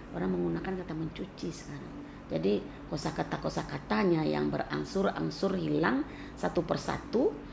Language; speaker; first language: Indonesian; non-native, local second language; Minangkabau